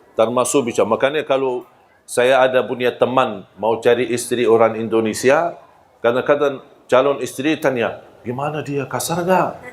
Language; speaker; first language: Malay; non-native, fluent; Arabic